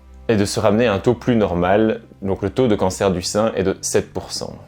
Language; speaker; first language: French; native; French